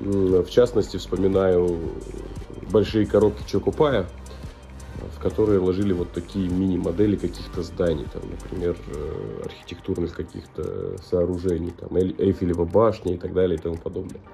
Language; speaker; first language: Russian; native; Russian